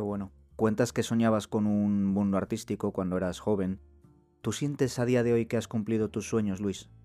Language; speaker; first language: Spanish; native; Spanish